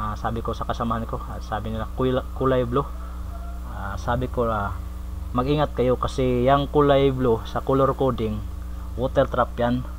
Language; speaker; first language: Filipino; non-native, local second language; Cebuano